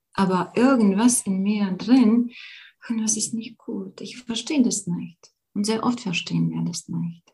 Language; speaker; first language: German; non-native, fluent; Latvian